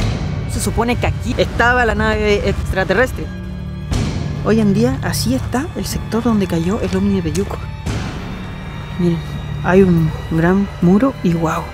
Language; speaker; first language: Spanish; native; Spanish